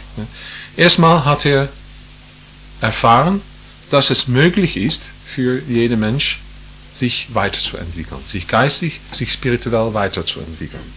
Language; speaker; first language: German; non-native, fluent; English